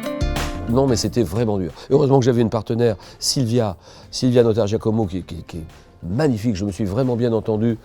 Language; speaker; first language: French; native; French